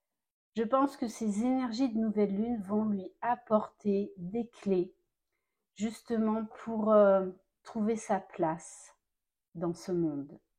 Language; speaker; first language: French; native; French